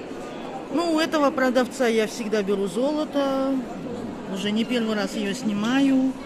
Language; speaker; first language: Russian; non-native, local second language; Kazakh